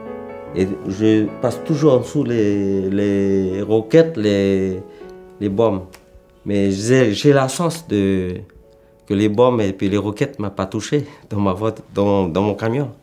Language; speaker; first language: French; early bilingual, other home language; Vietnamese